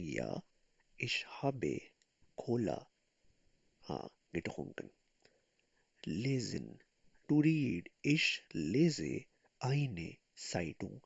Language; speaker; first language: German; non-native, fluent; Urdu